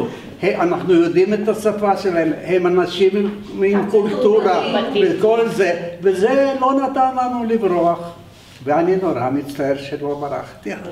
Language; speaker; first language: Hebrew; non-native, fluent; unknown